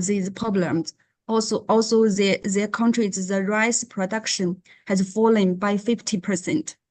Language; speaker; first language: English; non-native, learner; Chinese